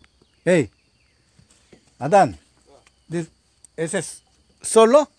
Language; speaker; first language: Korean; native; Korean